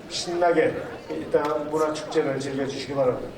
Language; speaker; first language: Korean; native; Korean